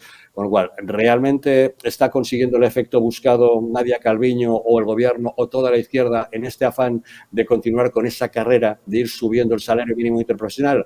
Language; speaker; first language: Spanish; native; Spanish